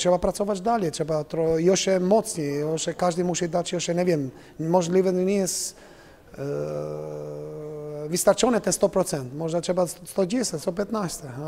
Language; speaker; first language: Polish; non-native, fluent; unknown